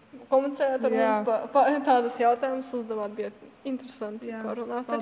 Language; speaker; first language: Latvian; native; Latvian